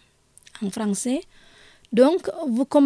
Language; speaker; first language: French; non-native, fluent; Indonesian